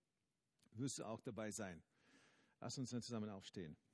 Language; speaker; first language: German; non-native, fluent; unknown